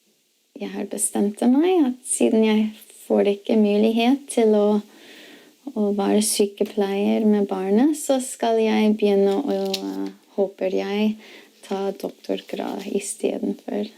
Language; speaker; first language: Norwegian; non-native, learner; English